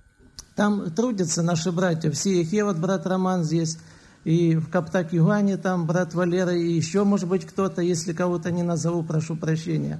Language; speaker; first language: Russian; native; Russian